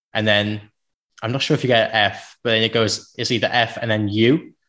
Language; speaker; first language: English; native; English